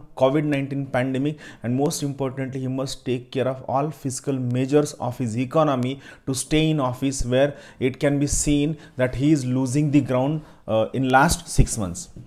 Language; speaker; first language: English; non-native, local second language; Marathi